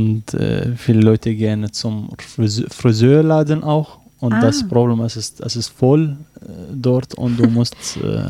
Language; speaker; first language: German; non-native, learner; Arabic